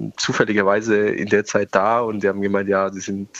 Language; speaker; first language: German; non-native, fluent; Persian